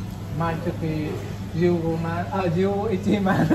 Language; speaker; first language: Japanese; non-native, learner; Vietnamese